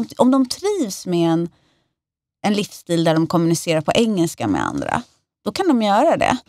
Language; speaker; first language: Swedish; native; Swedish